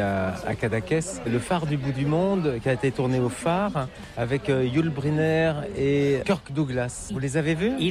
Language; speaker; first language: French; native; French